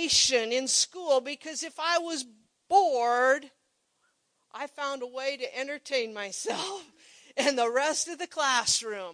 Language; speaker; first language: English; native; English